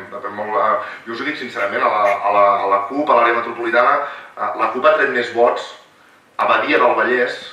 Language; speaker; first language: Catalan; native; Catalan